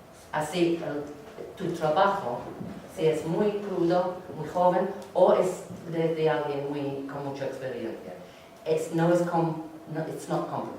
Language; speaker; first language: Spanish; non-native, learner; English